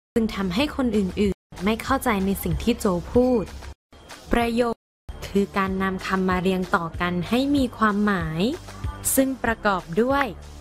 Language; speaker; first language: Thai; native; Thai